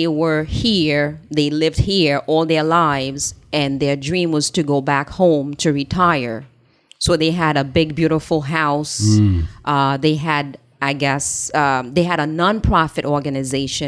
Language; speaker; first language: English; non-native, fluent; Haitian Creole